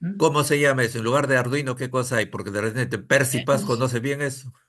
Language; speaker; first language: Spanish; native; Spanish